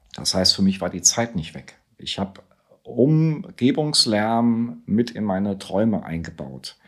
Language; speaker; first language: German; native; German